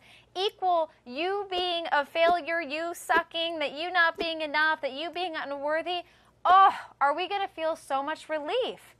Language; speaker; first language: English; native; English